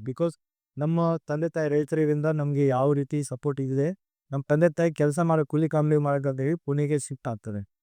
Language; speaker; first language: Kannada; non-native, local second language; Lambadi